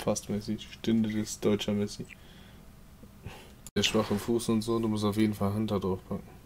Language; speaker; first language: German; native; German